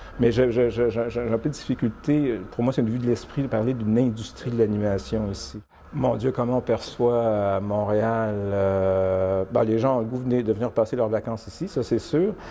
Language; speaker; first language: French; native; French